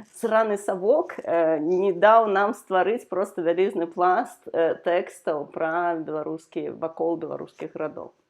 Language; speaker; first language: Belarusian; non-native, local second language; Russian